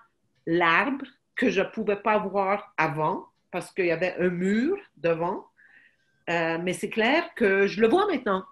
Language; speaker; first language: French; non-native, fluent; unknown